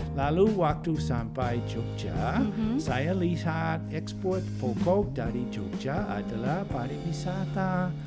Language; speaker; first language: Indonesian; non-native, fluent; English